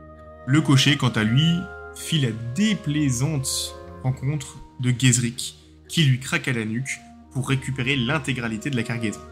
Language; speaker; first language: French; native; French